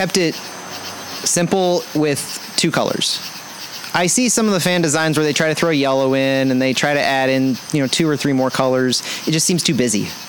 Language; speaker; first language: English; native; English